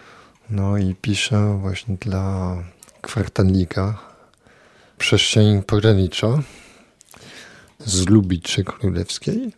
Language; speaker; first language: Polish; non-native, fluent; French